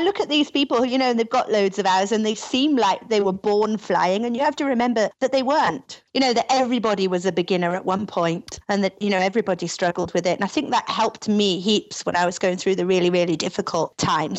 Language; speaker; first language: English; native; English